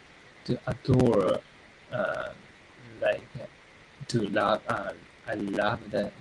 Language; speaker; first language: English; non-native, learner; Japanese